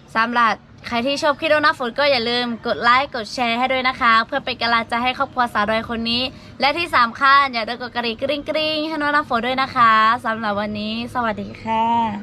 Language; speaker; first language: Thai; non-native, local second language; Lahu